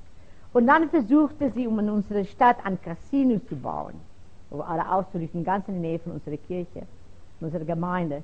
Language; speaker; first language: German; non-native, fluent; Afrikaans